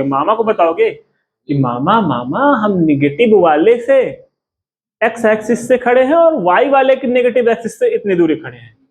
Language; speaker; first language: Hindi; native; Hindi